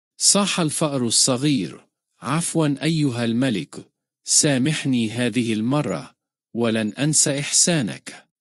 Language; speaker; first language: Arabic; non-native, fluent; Turkish